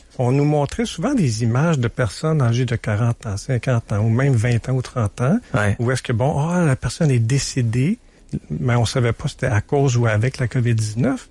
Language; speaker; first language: French; native; French